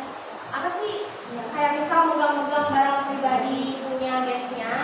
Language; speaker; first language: Indonesian; native; Indonesian